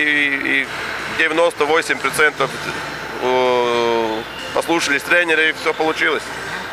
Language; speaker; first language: Russian; non-native, fluent; Latvian